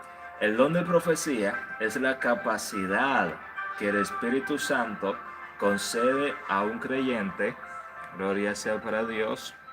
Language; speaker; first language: Spanish; native; Spanish